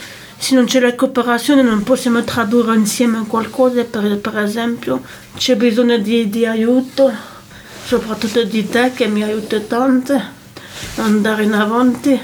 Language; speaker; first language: Italian; non-native, local second language; French